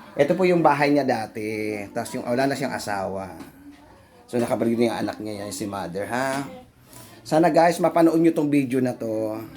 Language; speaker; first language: Filipino; non-native, local second language; Bikol